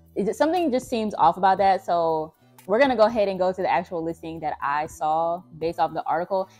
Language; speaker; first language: English; native; English